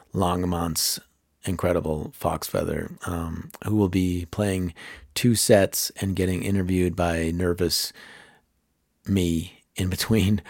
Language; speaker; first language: English; native; English